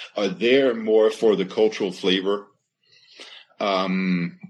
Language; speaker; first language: English; non-native, fluent; Danish